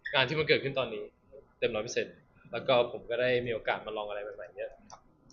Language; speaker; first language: Thai; early bilingual, heritage; Thai